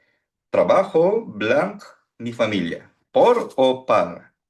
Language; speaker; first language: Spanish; non-native, fluent; Filipino